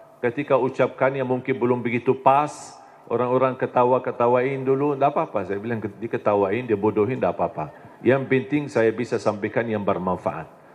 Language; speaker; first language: Indonesian; non-native, fluent; Arabic